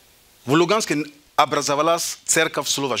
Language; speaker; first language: Russian; native; Russian